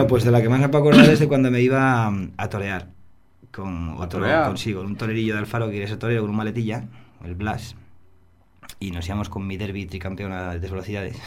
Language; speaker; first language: Spanish; native; Spanish